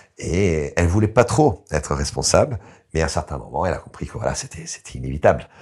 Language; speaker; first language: French; non-native, fluent; Italian